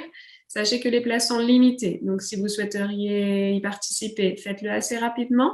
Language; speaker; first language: French; native; French